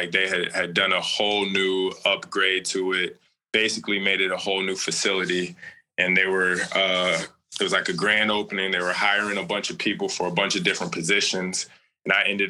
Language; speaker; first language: English; native; English